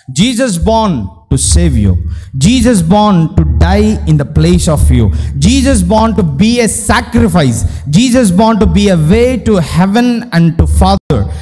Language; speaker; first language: English; non-native, local second language; Telugu